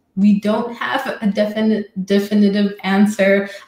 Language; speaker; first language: English; non-native, fluent; Amharic